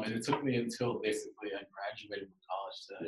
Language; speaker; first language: English; native; English